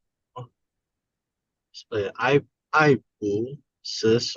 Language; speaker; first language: Chinese; non-native, learner; Indonesian